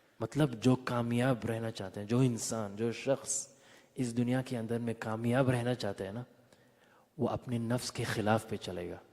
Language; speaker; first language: Urdu; early bilingual, heritage; Urdu